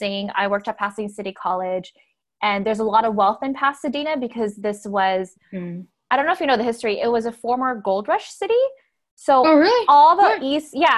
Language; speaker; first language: English; native; English